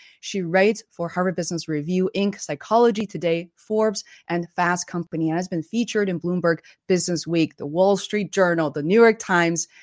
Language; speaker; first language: English; non-native, fluent; Chinese